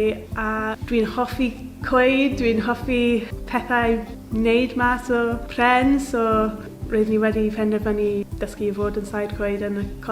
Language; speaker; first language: Welsh; non-native, local second language; English